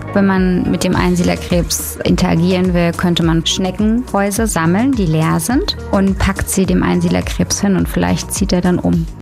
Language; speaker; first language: German; native; German